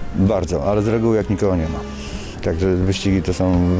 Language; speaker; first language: Polish; native; Polish